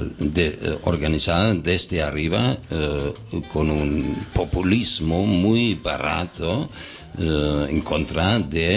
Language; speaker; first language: Spanish; non-native, fluent; German